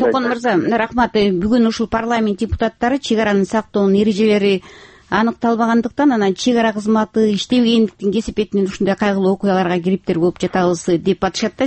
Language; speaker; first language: Kyrgyz; native; Kyrgyz